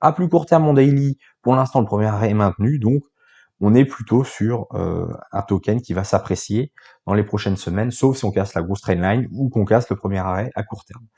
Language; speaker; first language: French; native; French